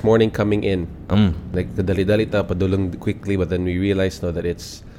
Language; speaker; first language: English; non-native, local second language; Cebuano